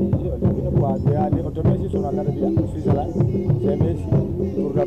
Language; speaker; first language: Italian; non-native, learner; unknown